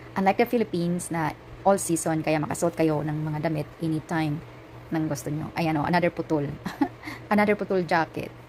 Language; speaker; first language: Filipino; non-native, local second language; Cebuano